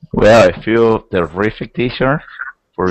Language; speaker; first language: English; non-native, learner; Spanish